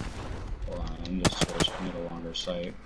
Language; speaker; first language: English; native; English